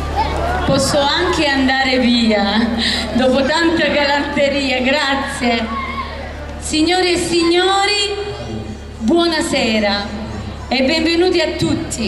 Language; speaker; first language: Italian; native; Italian